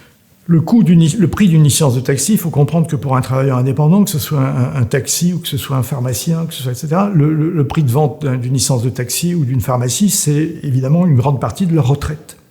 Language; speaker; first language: French; native; French